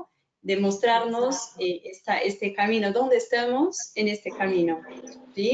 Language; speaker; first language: Spanish; non-native, fluent; Portuguese